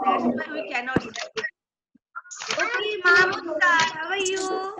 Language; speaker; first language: English; non-native, local second language; Bangla